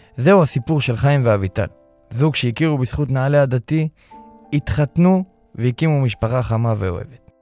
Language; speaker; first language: Hebrew; native; Hebrew